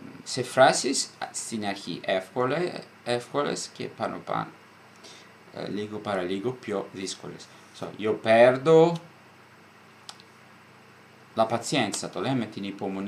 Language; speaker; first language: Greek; non-native, fluent; Italian